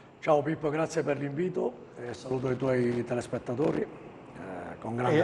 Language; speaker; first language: Italian; native; Italian